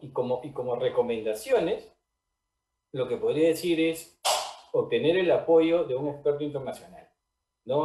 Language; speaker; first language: Spanish; native; Spanish